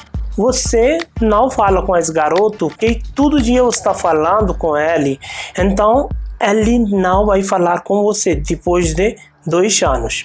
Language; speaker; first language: Portuguese; non-native, fluent; Hindi